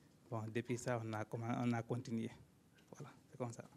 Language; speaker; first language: French; non-native, learner; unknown